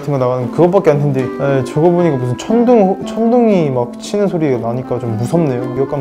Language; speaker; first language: Korean; native; Korean